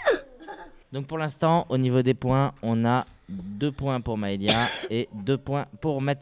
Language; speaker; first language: French; native; French